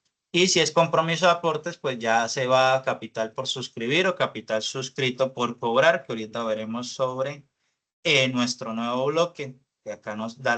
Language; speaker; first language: Spanish; native; Spanish